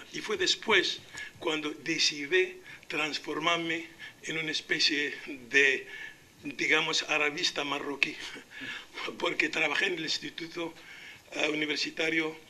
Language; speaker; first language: Spanish; non-native, local second language; Arabic